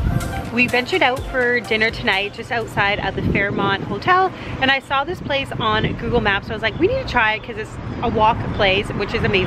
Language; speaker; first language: English; native; English